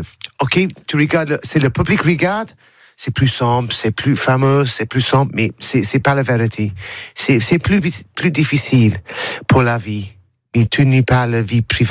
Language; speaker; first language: French; non-native, learner; English